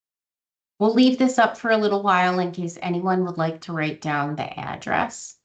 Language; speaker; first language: English; native; English